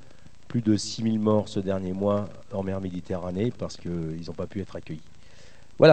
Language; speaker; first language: French; native; French